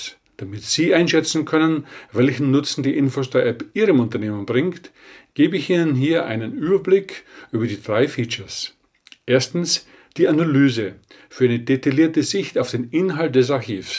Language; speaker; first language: German; native; German